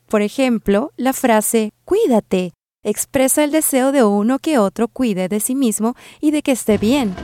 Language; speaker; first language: Spanish; native; Spanish